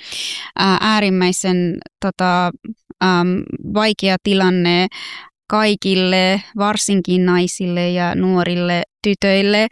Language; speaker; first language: Finnish; non-native, fluent; Persian